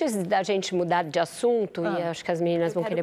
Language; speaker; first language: Portuguese; native; Portuguese